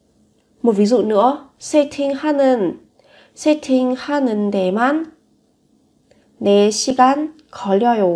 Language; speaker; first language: Korean; non-native, fluent; Vietnamese